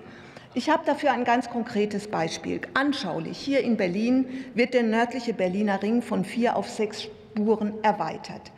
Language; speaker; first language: German; native; German